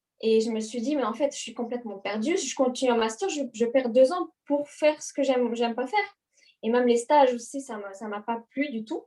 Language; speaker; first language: French; non-native, fluent; Hungarian